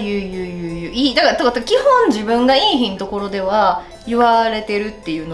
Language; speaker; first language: Japanese; native; Japanese